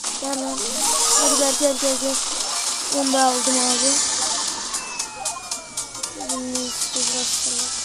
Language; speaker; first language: Turkish; native; Turkish